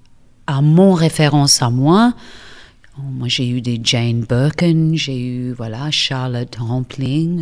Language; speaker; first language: French; non-native, fluent; English